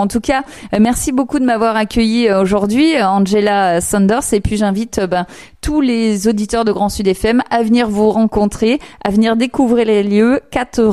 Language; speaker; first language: French; native; French